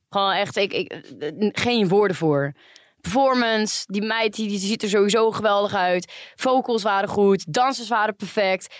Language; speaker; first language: Dutch; early bilingual, other home language; Greek